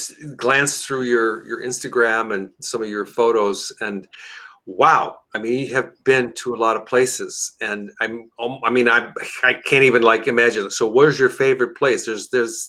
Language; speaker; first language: English; native; English